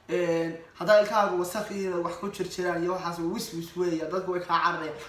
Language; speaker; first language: Somali; early bilingual, heritage; Somali